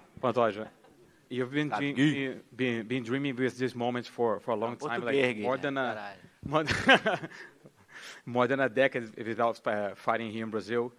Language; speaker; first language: English; non-native, fluent; Portuguese